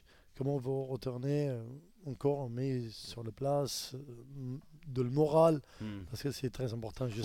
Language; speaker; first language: French; non-native, learner; Arabic